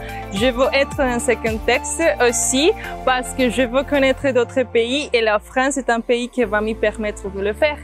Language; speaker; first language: French; non-native, fluent; Spanish